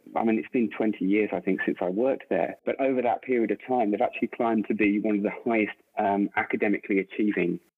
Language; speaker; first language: English; native; English